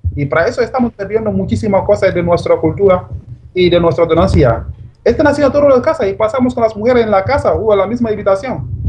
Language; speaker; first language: Spanish; non-native, learner; Wolof